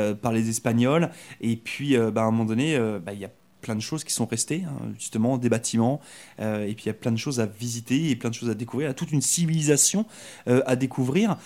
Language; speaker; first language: French; native; French